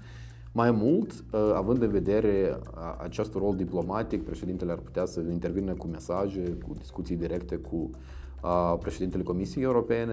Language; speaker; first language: Romanian; native; Romanian